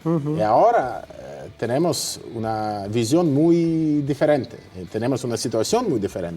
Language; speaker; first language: Spanish; non-native, fluent; Russian